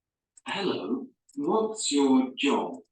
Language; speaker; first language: English; non-native, learner; Spanish